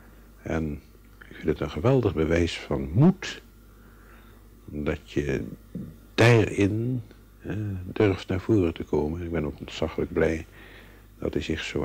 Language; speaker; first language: Dutch; native; Dutch